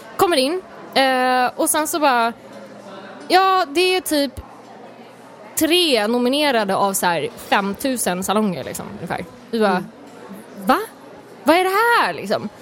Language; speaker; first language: Swedish; native; Swedish